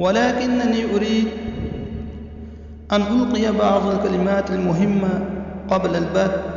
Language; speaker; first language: Arabic; non-native, fluent; Urdu